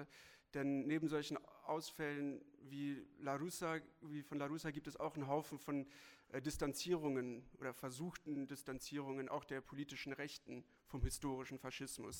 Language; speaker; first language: German; native; German